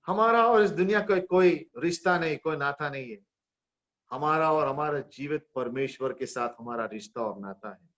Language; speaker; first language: Hindi; non-native, local second language; Marathi